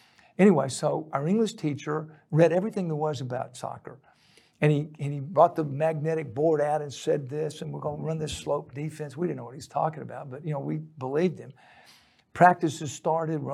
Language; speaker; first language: English; native; English